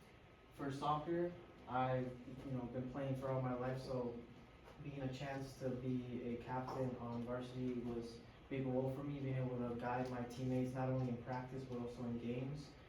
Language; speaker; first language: English; early bilingual, other home language; Spanish